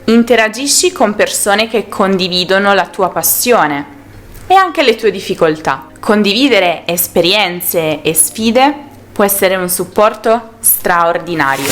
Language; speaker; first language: Italian; native; Italian